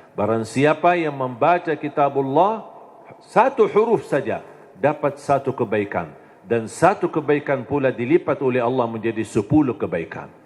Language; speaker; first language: Indonesian; non-native, fluent; Arabic